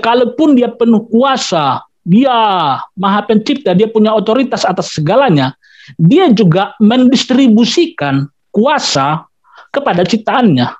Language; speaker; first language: Indonesian; native; Indonesian